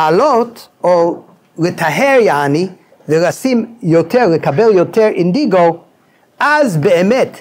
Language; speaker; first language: Hebrew; non-native, fluent; English